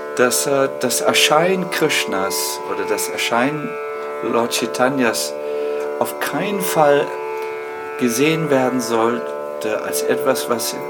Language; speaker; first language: German; native; German